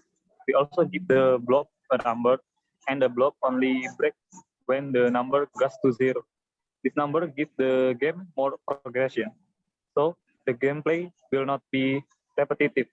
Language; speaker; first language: English; non-native, learner; Indonesian